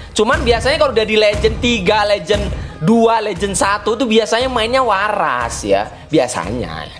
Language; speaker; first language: Indonesian; native; Indonesian